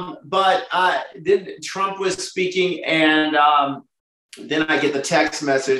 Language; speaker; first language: English; native; English